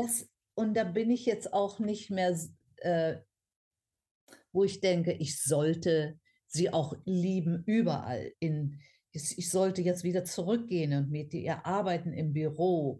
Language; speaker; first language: German; non-native, fluent; English